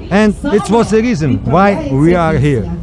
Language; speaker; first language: English; non-native, learner; Ukrainian